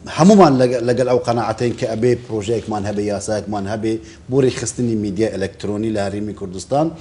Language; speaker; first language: Central Kurdish; non-native, local second language; Kurdish